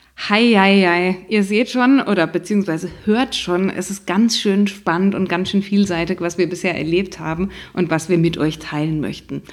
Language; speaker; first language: German; native; German